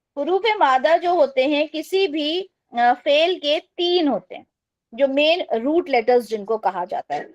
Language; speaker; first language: Urdu; native; Urdu